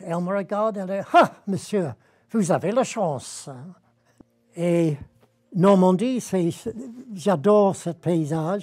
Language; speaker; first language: French; non-native, learner; English